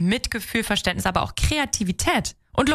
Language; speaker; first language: German; native; German